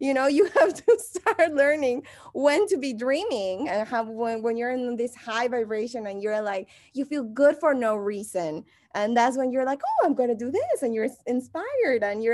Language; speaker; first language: English; non-native, fluent; Spanish